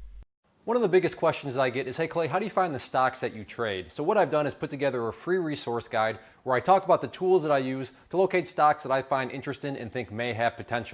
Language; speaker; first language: English; native; English